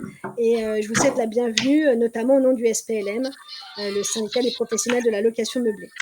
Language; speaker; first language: French; native; French